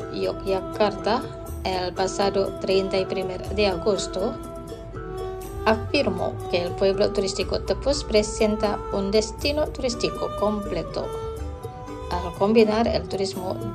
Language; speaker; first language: Spanish; non-native, fluent; Indonesian